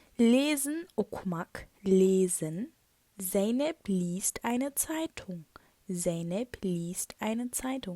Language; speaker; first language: German; non-native, fluent; Turkish